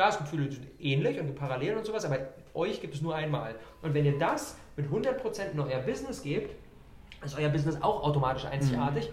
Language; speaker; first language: German; native; German